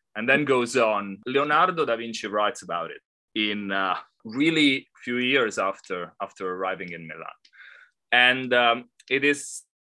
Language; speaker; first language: English; non-native, fluent; Italian